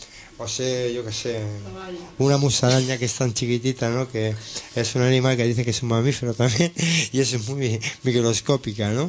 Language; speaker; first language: Spanish; native; Spanish